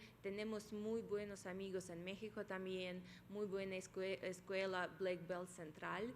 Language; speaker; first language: Spanish; non-native, fluent; Russian